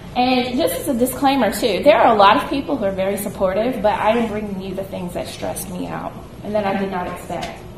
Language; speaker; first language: English; native; English